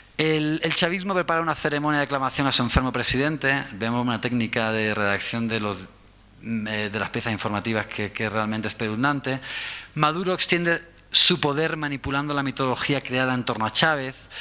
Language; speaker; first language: Spanish; native; Spanish